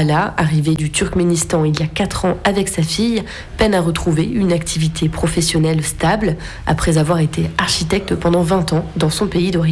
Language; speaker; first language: French; native; French